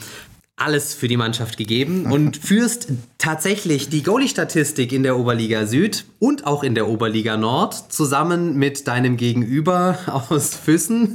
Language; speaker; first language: German; native; German